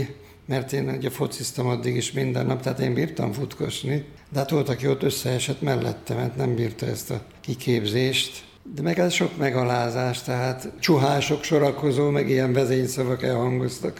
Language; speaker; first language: Hungarian; native; Hungarian